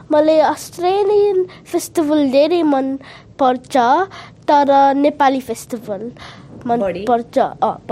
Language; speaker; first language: Nepali; early bilingual, heritage; Nepali